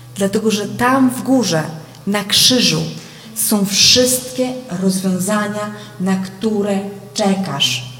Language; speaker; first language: Polish; native; Polish